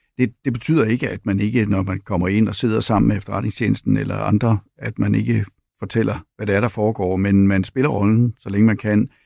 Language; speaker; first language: Danish; native; Danish